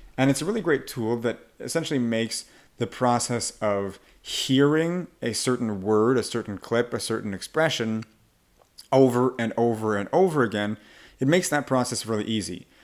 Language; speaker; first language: English; native; English